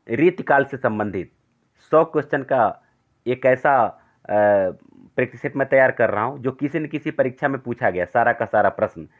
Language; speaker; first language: Hindi; native; Hindi